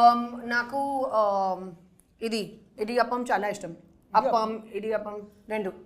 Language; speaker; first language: Telugu; non-native, learner; Hindi